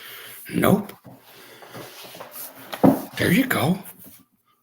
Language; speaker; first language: English; native; English